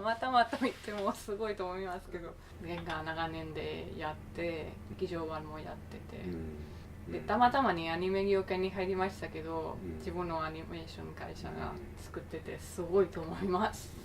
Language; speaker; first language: Japanese; non-native, fluent; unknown